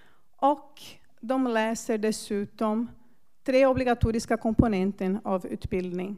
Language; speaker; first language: Swedish; non-native, fluent; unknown